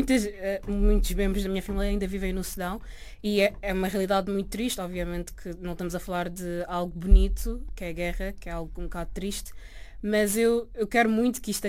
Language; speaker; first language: Portuguese; early bilingual, other home language; Arabic